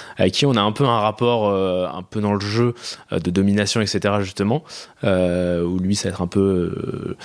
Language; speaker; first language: French; native; French